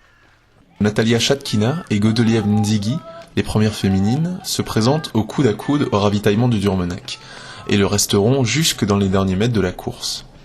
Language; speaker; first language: French; native; French